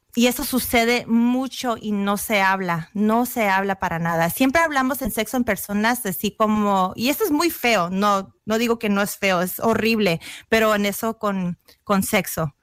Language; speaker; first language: Spanish; early bilingual, heritage; Spanish